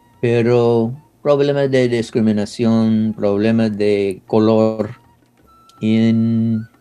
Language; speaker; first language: Spanish; non-native, learner; English